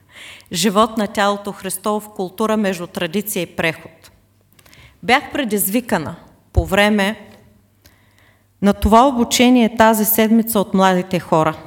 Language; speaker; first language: Bulgarian; native; Bulgarian